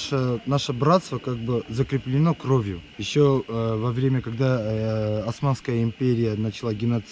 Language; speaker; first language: Russian; non-native, local second language; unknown